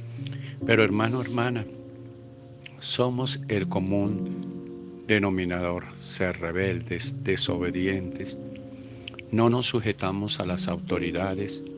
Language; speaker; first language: Spanish; native; Spanish